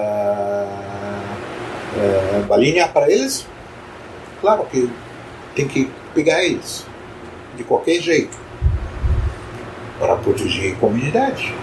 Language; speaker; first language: Portuguese; non-native, fluent; Arabic